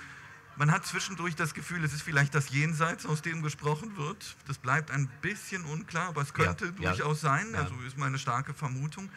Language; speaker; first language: German; native; German